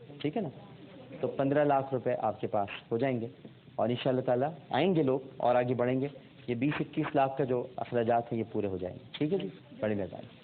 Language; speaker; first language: Urdu; native; Urdu